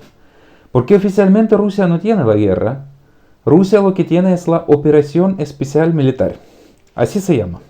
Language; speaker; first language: Spanish; non-native, fluent; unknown